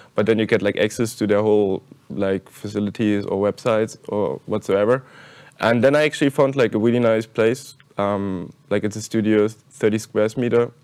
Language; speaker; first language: English; non-native, fluent; German